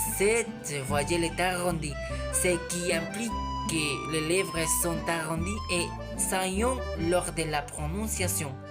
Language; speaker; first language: French; non-native, learner; Spanish